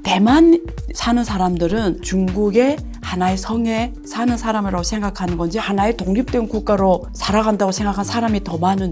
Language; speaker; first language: Korean; native; Korean